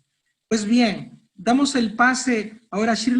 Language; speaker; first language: Spanish; native; Spanish